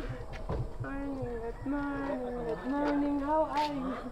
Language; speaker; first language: English; non-native, learner; Filipino